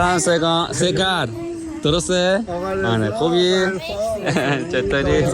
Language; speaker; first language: Persian; non-native, learner; Korean